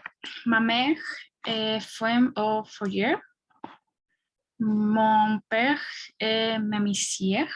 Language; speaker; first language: French; non-native, learner; Spanish